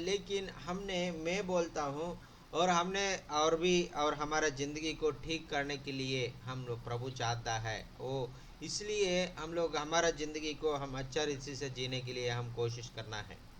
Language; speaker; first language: Hindi; non-native, local second language; Telugu